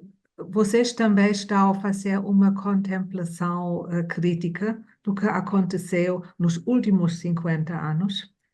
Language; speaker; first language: Portuguese; non-native, fluent; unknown